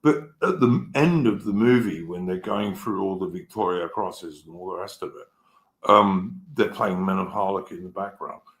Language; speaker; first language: English; native; English